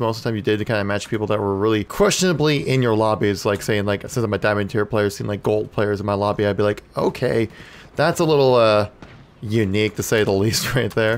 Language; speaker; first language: English; native; English